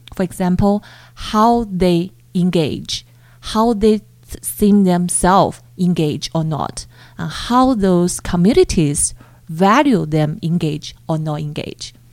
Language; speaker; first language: English; non-native, fluent; Chinese